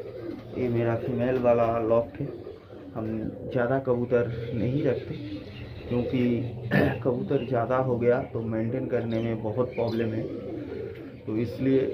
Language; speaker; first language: Hindi; non-native, local second language; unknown